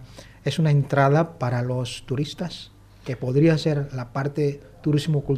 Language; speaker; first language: Spanish; non-native, fluent; Indonesian